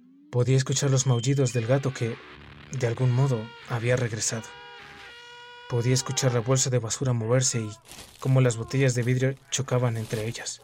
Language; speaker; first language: Spanish; native; Spanish